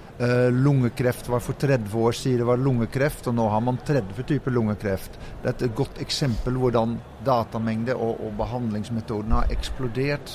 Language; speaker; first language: Norwegian; non-native, fluent; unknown